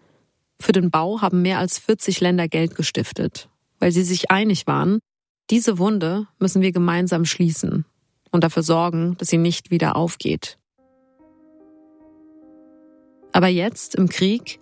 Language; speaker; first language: German; native; German